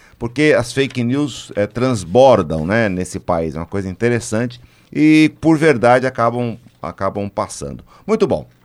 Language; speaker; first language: Portuguese; native; Portuguese